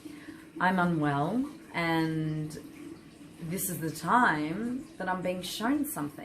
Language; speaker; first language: English; native; English